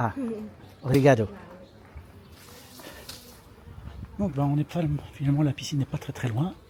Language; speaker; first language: French; native; French